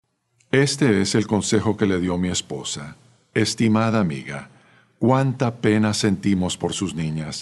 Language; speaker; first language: Spanish; native; Spanish